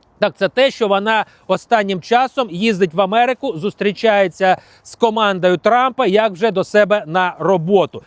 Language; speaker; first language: Ukrainian; non-native, local second language; Russian